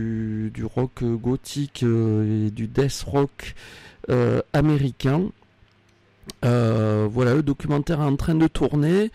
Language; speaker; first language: French; native; French